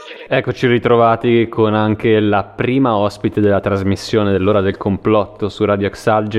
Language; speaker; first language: Italian; native; Italian